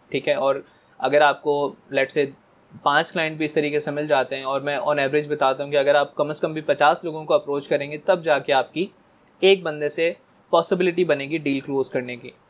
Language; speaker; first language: Urdu; native; Urdu